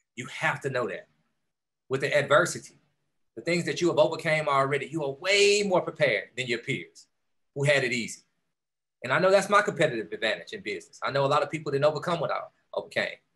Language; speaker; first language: English; native; English